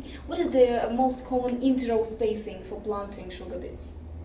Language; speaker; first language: English; non-native, fluent; Russian